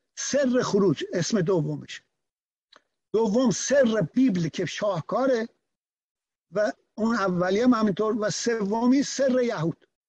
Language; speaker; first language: Persian; non-native, local second language; Azerbaijani